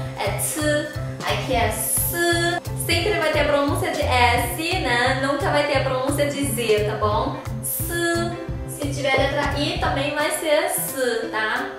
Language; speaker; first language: Portuguese; non-native, fluent; Chinese